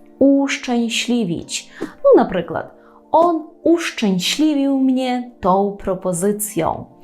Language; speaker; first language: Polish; non-native, fluent; Ukrainian